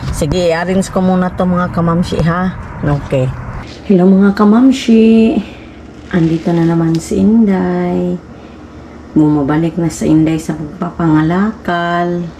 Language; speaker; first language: Filipino; non-native, local second language; Cebuano